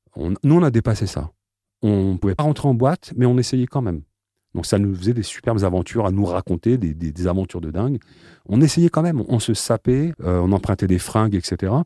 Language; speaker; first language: French; native; French